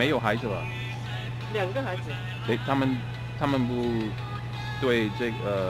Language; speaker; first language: Chinese; non-native, fluent; English